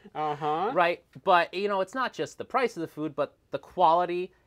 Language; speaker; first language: English; native; English